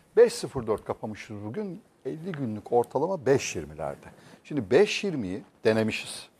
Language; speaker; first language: Turkish; native; Turkish